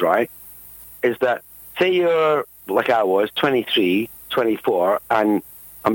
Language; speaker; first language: English; native; English